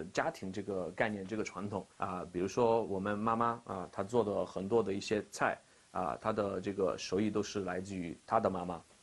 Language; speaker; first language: Chinese; non-native, fluent; Italian